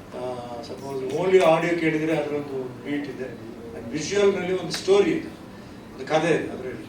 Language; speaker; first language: Kannada; non-native, fluent; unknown